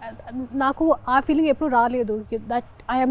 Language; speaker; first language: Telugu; non-native, local second language; Hindi